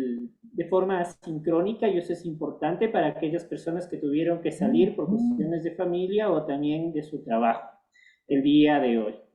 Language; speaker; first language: Spanish; native; Spanish